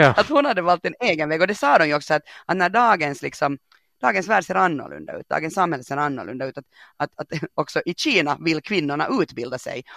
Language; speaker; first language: Swedish; native; Swedish